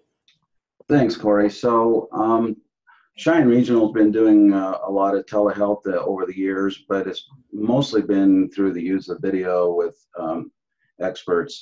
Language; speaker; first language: English; native; English